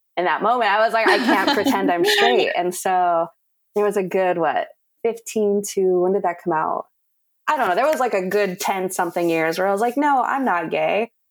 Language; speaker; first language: English; native; English